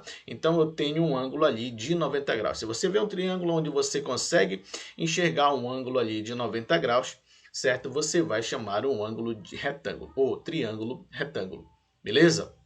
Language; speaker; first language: Portuguese; native; Portuguese